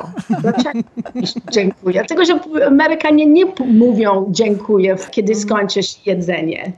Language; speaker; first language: Polish; non-native, fluent; English